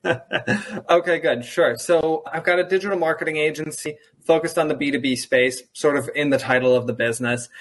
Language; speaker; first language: English; early bilingual, other home language; German